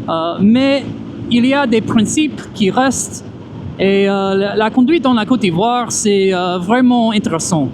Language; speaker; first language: French; non-native, fluent; English